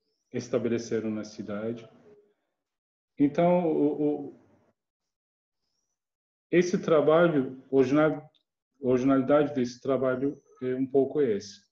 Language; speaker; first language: Portuguese; non-native, learner; Turkish